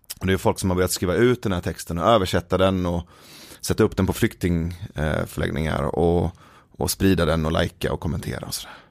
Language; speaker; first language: Swedish; early bilingual, other home language; Persian